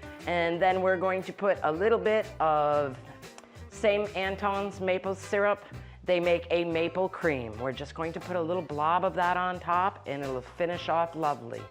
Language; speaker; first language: English; native; English